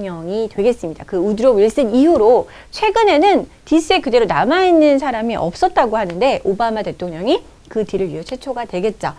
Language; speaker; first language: Korean; native; Korean